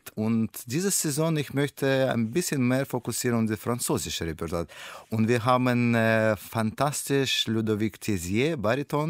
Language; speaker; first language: German; non-native, learner; Russian